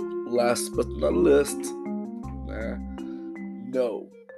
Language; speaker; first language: English; non-native, fluent; Portuguese